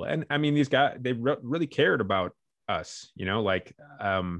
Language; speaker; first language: English; native; English